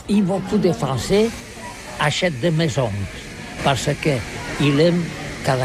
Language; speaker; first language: French; non-native, learner; Catalan